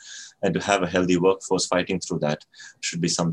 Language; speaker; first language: English; non-native, local second language; Bangla